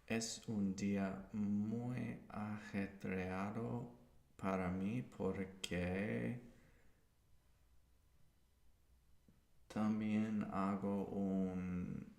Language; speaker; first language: Spanish; non-native, learner; English